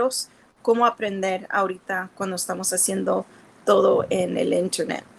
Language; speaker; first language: Spanish; early bilingual, heritage; Spanish